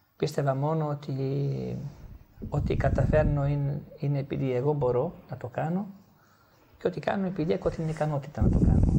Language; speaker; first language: Greek; non-native, fluent; Italian